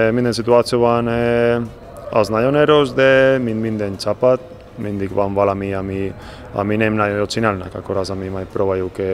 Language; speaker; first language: Hungarian; non-native, learner; Spanish